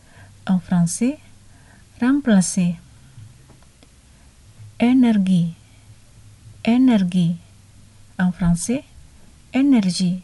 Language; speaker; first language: French; non-native, fluent; Indonesian